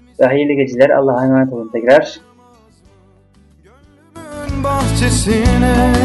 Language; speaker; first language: Turkish; native; Turkish